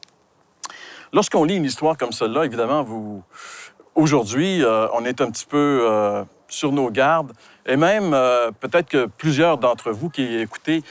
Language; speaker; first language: French; native; French